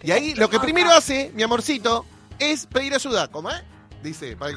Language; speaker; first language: Spanish; native; Spanish